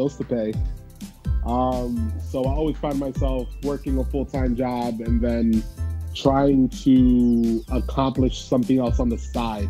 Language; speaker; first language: English; native; English